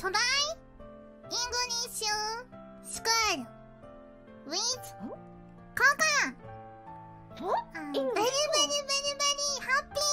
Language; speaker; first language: English; non-native, learner; Japanese